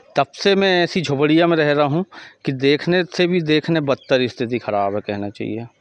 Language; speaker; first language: Hindi; native; Hindi